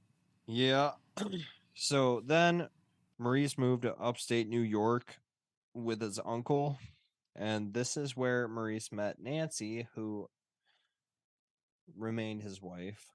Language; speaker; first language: English; native; English